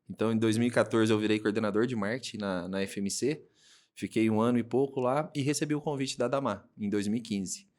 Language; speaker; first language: Portuguese; native; Portuguese